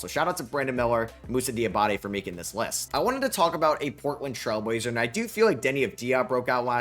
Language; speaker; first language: English; native; English